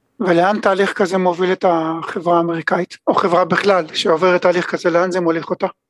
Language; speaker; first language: Hebrew; native; Hebrew